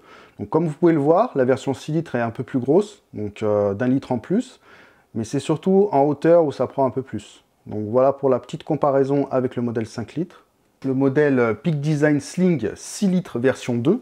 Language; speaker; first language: French; native; French